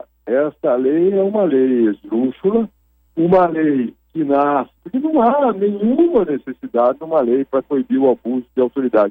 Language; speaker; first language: Portuguese; native; Portuguese